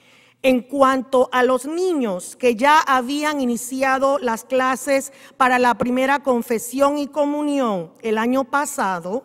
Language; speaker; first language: Spanish; native; Spanish